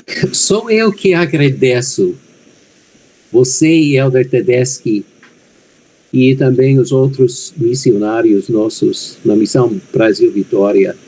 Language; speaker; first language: Portuguese; non-native, fluent; English